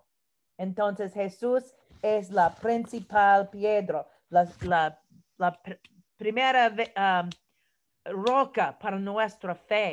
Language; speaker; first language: Spanish; non-native, learner; English